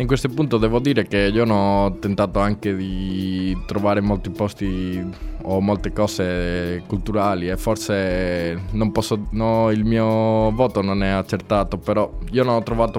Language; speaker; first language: Italian; non-native, learner; Spanish